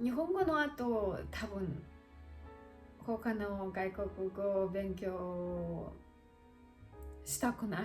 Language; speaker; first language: Japanese; non-native, learner; Russian